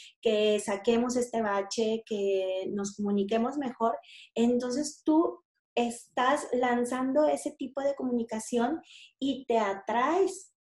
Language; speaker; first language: Spanish; native; Spanish